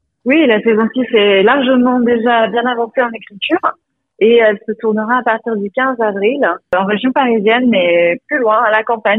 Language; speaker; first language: French; native; French